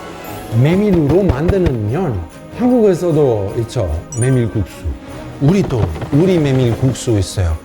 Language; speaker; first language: Korean; non-native, fluent; Italian